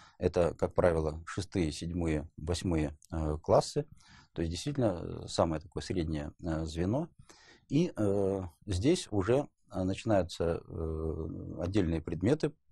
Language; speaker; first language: Russian; native; Russian